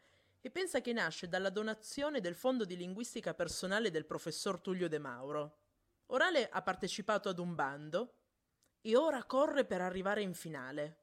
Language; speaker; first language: Italian; native; Italian